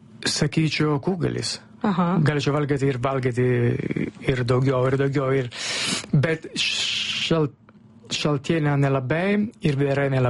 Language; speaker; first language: Lithuanian; non-native, learner; Italian